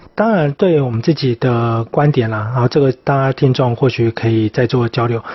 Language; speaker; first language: Chinese; native; Chinese